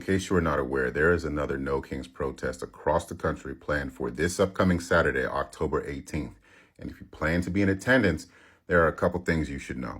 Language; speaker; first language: English; native; English